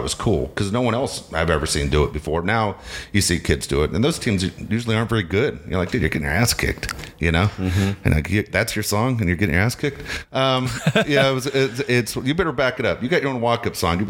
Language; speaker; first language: English; native; English